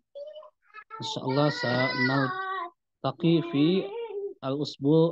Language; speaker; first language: Arabic; non-native, fluent; Indonesian